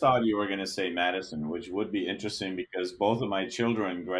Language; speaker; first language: English; non-native, fluent; German